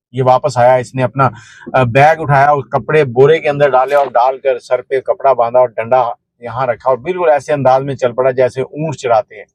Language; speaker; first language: Urdu; non-native, local second language; Punjabi